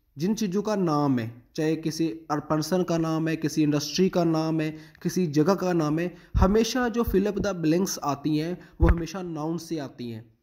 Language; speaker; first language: Hindi; non-native, local second language; Punjabi